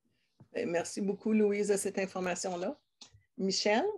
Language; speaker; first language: French; native; French